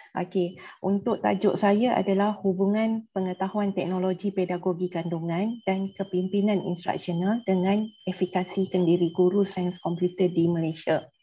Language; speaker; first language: Malay; native; Malay